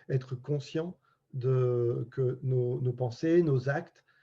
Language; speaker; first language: French; native; French